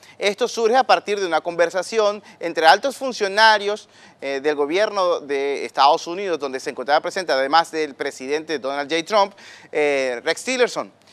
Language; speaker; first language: Spanish; native; Spanish